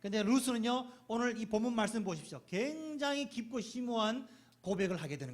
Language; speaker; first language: Korean; native; Korean